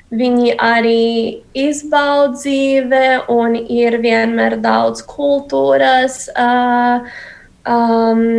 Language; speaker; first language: Latvian; non-native, learner; Spanish